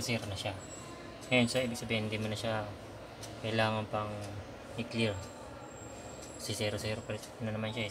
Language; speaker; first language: Filipino; native; Filipino